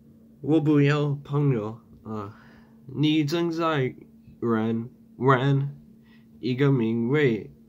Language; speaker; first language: Chinese; non-native, learner; English